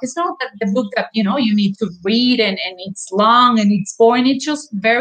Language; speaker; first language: English; non-native, fluent; Spanish